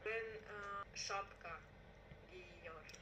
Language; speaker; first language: Turkish; non-native, learner; Russian